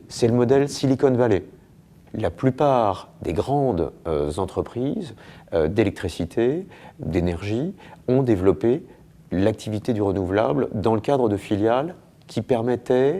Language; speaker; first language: French; native; French